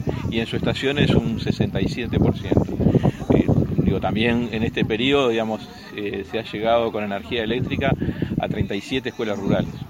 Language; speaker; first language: Spanish; native; Spanish